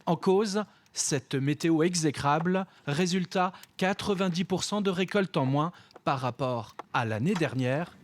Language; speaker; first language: French; native; French